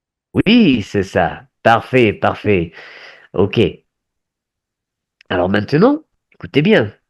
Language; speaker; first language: French; non-native, fluent; Spanish